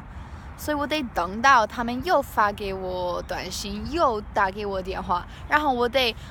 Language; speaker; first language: Chinese; non-native, learner; English